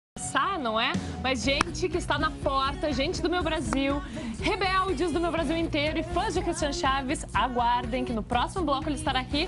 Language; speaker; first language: Portuguese; native; Portuguese